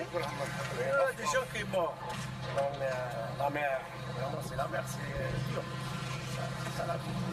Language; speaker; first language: French; non-native, learner; Arabic